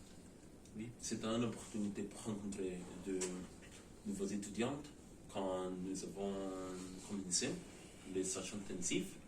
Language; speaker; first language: French; non-native, learner; Spanish